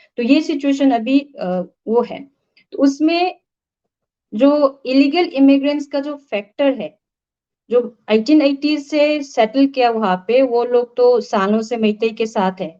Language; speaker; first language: Hindi; non-native, local second language; Manipuri